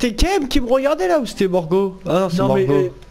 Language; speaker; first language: French; native; French